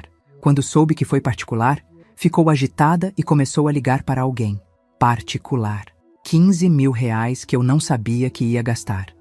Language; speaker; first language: Portuguese; native; Portuguese